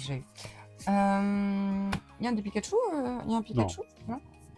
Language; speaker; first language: French; native; French